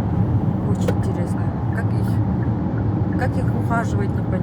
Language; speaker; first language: Russian; non-native, local second language; Kyrgyz